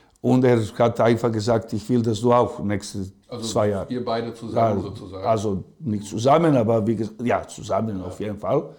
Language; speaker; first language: German; non-native, fluent; Serbian